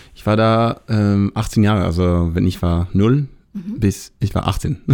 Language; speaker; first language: German; non-native, learner; Hebrew